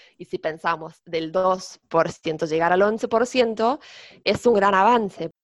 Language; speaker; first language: Spanish; non-native, fluent; German